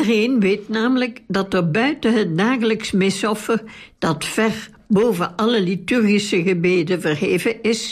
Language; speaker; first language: Dutch; native; Dutch